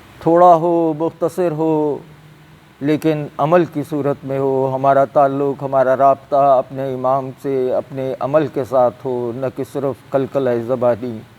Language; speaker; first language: Urdu; native; Urdu